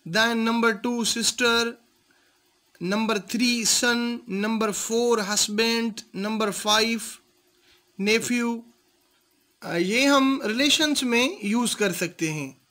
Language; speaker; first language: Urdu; non-native, local second language; Sindhi